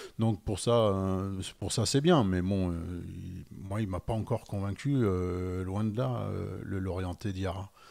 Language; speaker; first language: French; native; French